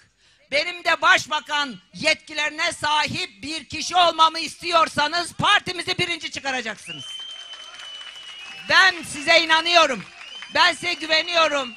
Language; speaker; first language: Turkish; native; Turkish